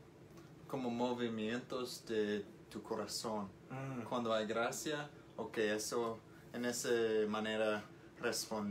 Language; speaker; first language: Spanish; non-native, learner; English